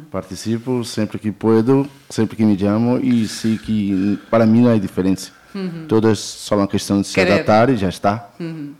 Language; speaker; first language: Spanish; non-native, learner; Portuguese